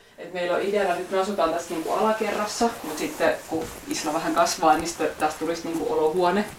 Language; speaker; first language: Finnish; native; Finnish